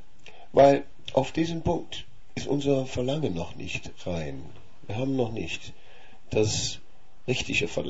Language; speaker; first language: German; non-native, fluent; Dutch